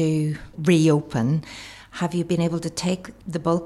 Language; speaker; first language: English; native; English